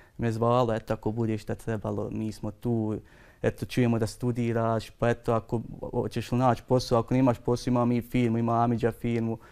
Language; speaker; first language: Bosnian; native; Bosnian